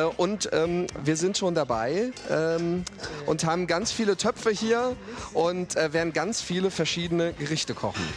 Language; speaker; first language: German; native; German